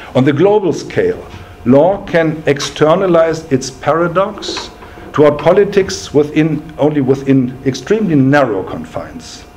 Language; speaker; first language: English; non-native, fluent; German